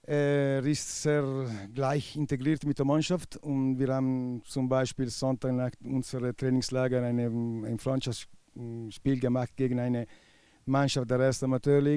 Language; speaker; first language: German; non-native, local second language; Italian